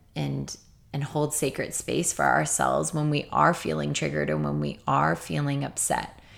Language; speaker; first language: English; native; English